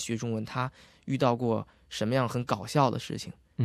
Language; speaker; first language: Chinese; native; Chinese